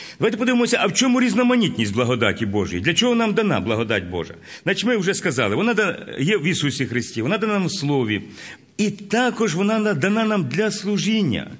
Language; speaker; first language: Ukrainian; native; Ukrainian